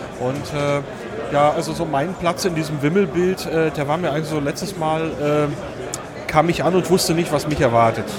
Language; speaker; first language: German; native; German